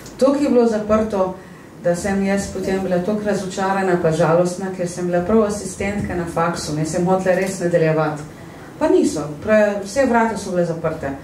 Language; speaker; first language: Slovenian; non-native, fluent; Arabic